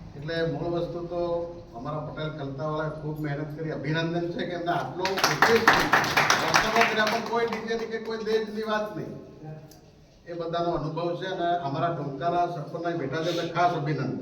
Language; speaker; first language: Gujarati; native; Gujarati